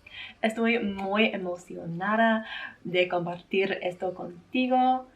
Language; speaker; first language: Spanish; non-native, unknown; English